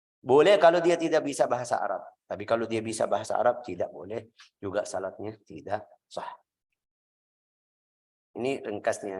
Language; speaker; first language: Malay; non-native, fluent; Arabic